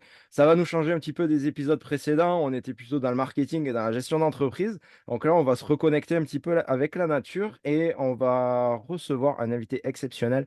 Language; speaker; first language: French; native; French